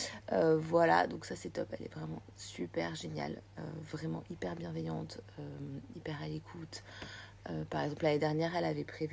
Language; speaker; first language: French; native; French